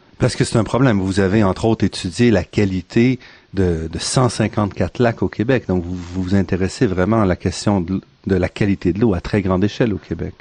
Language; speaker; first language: French; native; French